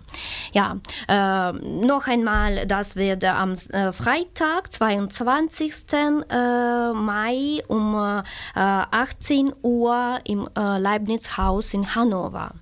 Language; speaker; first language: German; non-native, learner; Ukrainian